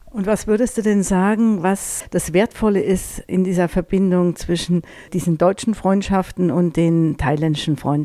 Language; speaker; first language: German; native; German